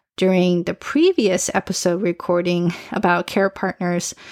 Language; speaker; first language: English; early bilingual, other home language; Chinese